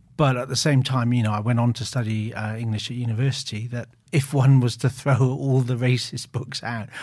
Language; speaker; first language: English; native; English